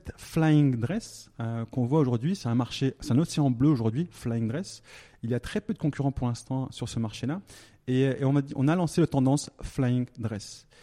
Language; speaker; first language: French; native; French